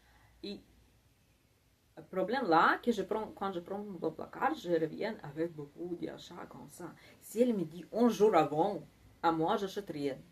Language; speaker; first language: French; non-native, learner; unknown